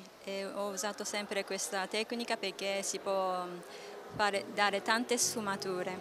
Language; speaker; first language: Italian; non-native, learner; Japanese